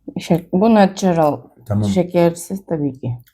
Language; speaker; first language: Turkish; non-native, learner; Russian